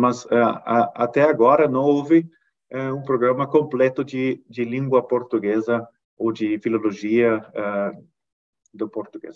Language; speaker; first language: Portuguese; non-native, fluent; German